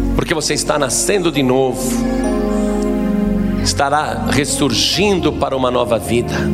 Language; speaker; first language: Portuguese; native; Portuguese